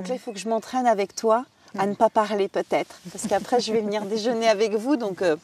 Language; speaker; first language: French; native; French